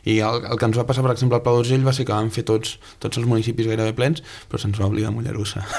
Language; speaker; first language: Catalan; native; Catalan